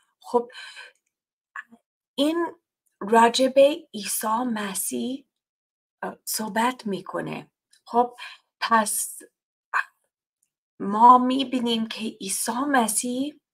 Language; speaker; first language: Persian; non-native, fluent; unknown